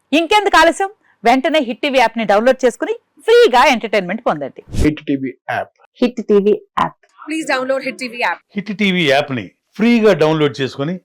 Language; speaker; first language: Telugu; native; Telugu